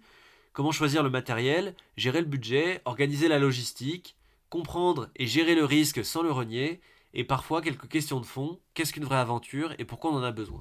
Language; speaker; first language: French; native; French